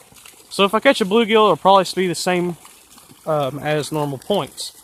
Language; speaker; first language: English; native; English